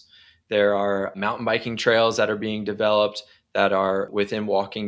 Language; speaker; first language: English; native; English